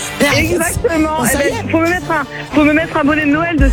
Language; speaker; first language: French; native; French